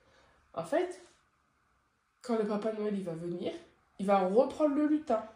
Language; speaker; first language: French; native; French